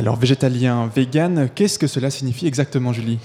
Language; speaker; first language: French; native; French